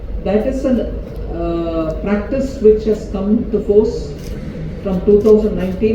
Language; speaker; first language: English; non-native, local second language; Tamil